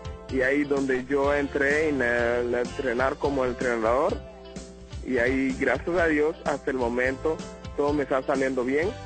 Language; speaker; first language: Spanish; non-native, fluent; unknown